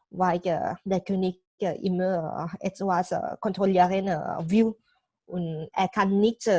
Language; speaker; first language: German; non-native, learner; Thai